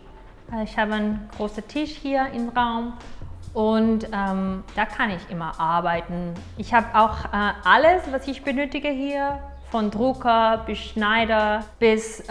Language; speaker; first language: German; non-native, fluent; Spanish